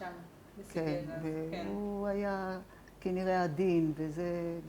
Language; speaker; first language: Hebrew; non-native, fluent; Italian